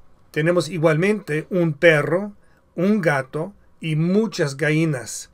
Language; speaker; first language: Spanish; non-native, learner; English